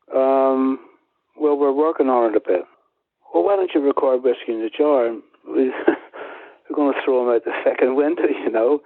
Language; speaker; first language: English; native; English